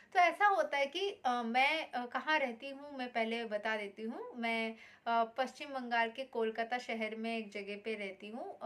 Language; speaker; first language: Hindi; non-native, local second language; Bangla